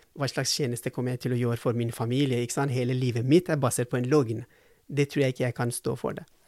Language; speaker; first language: Norwegian; non-native, fluent; Persian